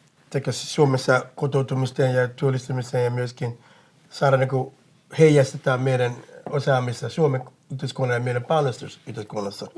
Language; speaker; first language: Finnish; non-native, fluent; English